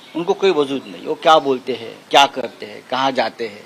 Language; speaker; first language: Hindi; non-native, local second language; Marathi